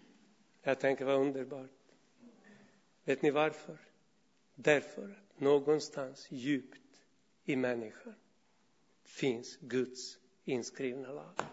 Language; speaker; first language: Swedish; non-native, fluent; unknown